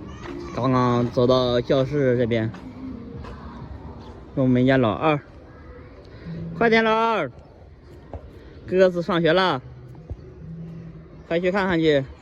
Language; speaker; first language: Chinese; native; Chinese